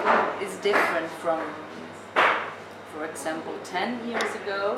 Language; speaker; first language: English; non-native, fluent; Italian